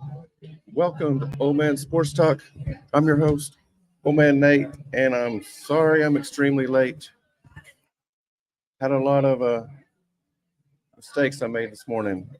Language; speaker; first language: English; native; English